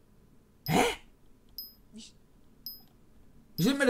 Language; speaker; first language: German; native; German